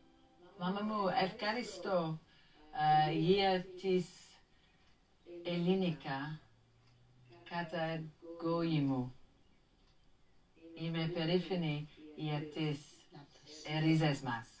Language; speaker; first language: Greek; early bilingual, heritage; English